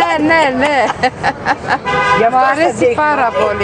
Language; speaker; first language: Greek; non-native, learner; Armenian